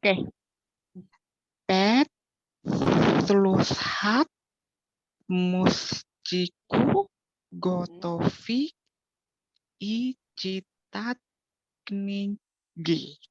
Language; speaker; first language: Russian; non-native, learner; Spanish